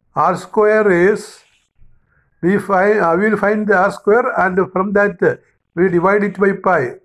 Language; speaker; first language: English; non-native, local second language; Malayalam